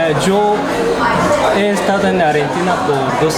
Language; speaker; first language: Spanish; non-native, fluent; Korean